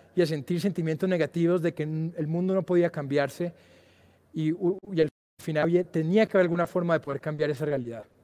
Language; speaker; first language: Spanish; native; Spanish